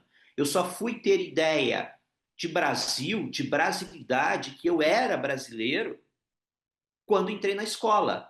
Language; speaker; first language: Portuguese; non-native, local second language; Ukrainian